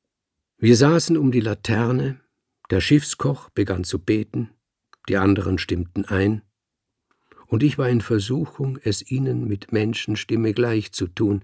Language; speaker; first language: German; native; German